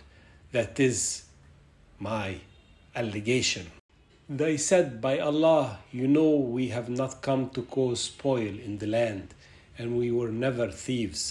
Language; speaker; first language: English; non-native, fluent; Arabic